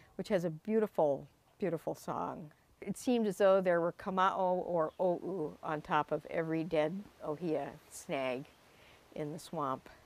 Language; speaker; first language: English; native; English